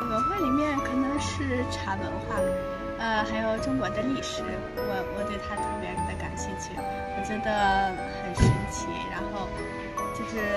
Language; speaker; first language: Chinese; non-native, fluent; Hungarian